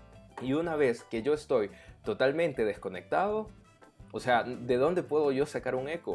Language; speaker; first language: Spanish; native; Spanish